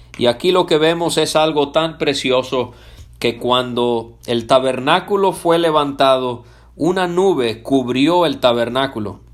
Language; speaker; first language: Spanish; early bilingual, other home language; English